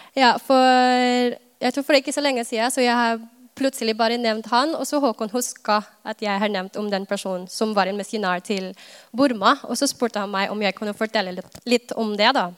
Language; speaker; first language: Norwegian; non-native, fluent; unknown